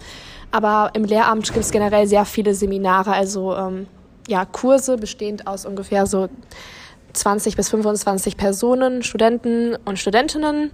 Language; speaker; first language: German; native; German